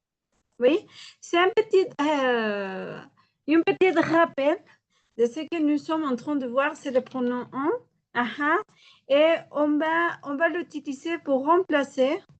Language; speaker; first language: French; non-native, learner; Spanish